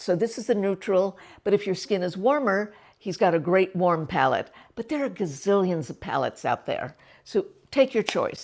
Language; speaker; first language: English; native; English